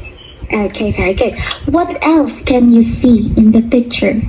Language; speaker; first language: English; non-native, local second language; Filipino